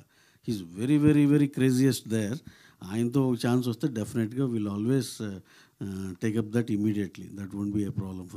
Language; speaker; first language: Telugu; native; Telugu